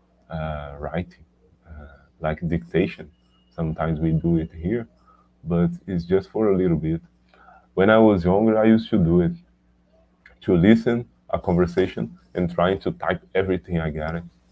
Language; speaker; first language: English; non-native, learner; Portuguese